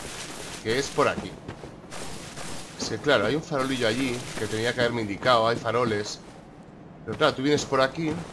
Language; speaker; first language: Spanish; native; Spanish